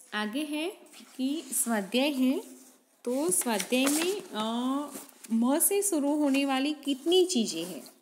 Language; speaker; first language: Hindi; non-native, local second language; Gujarati